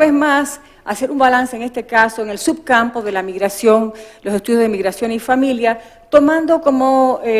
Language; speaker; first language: Spanish; native; Spanish